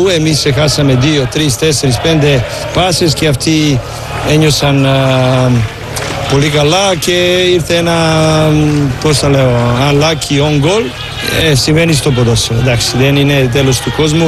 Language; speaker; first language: Greek; non-native, learner; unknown